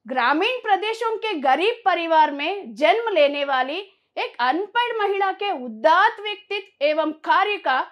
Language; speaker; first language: Hindi; non-native, local second language; Kannada